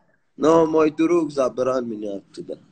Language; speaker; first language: Russian; non-native, learner; Persian